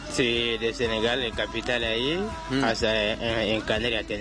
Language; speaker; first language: Spanish; non-native, learner; Wolof